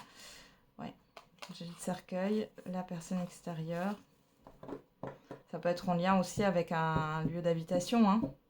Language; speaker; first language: French; native; French